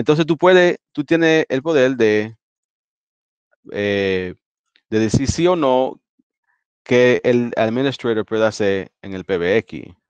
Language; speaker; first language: Spanish; early bilingual, heritage; Spanish